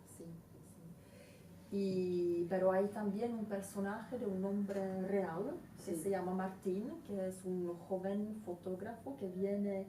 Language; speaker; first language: Spanish; non-native, fluent; Czech